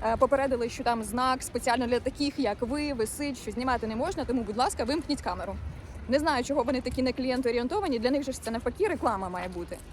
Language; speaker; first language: Ukrainian; non-native, local second language; Russian